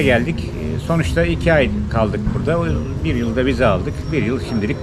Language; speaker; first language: Turkish; native; Turkish